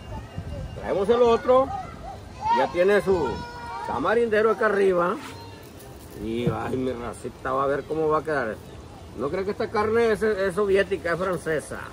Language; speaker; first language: Spanish; native; Spanish